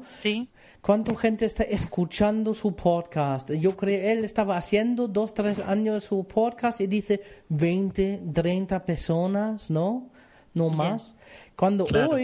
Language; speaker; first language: Spanish; non-native, fluent; German